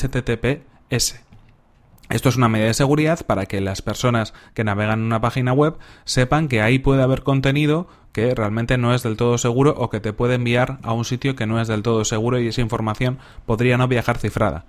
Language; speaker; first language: Spanish; native; Spanish